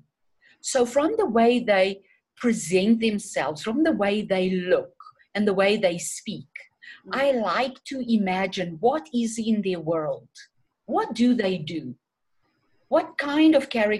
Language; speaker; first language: English; non-native, fluent; Portuguese